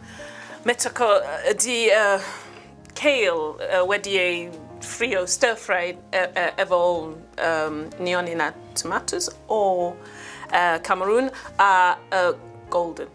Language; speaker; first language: Welsh; non-native, learner; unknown